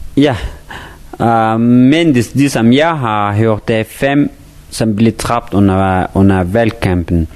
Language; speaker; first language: Danish; non-native, fluent; Persian